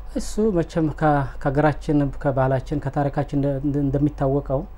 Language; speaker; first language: Amharic; non-native, local second language; Tigrinya